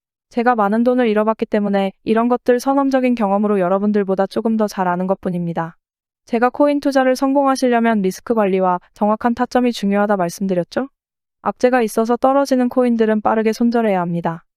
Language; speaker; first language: Korean; native; Korean